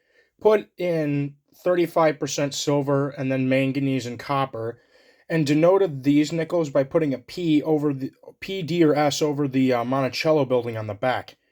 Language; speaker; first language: English; native; English